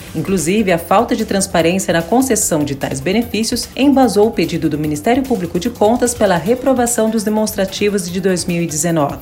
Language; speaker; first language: Portuguese; native; Portuguese